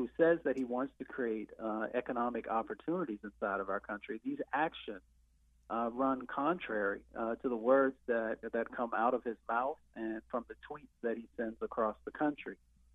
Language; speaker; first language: English; native; English